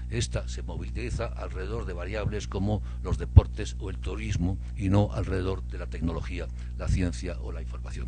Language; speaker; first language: Spanish; native; Spanish